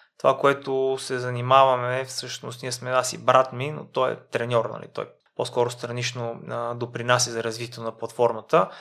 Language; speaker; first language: Bulgarian; native; Bulgarian